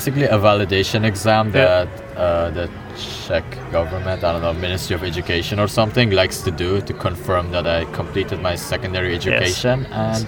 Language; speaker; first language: English; non-native, fluent; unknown